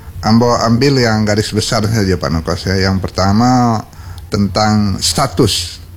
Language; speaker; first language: Indonesian; non-native, local second language; Minangkabau